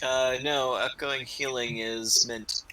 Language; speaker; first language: English; native; English